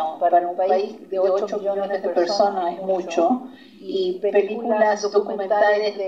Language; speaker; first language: Spanish; non-native, fluent; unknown